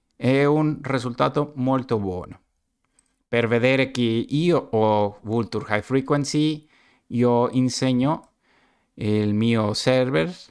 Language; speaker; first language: Italian; non-native, learner; Spanish